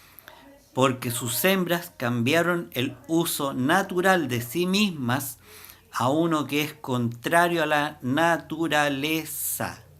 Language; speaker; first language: Spanish; native; Spanish